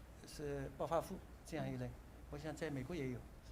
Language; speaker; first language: Chinese; native; Chinese